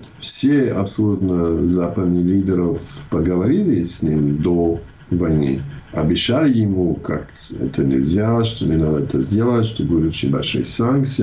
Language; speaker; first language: Russian; non-native, fluent; English